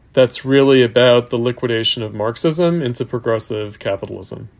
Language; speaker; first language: English; native; English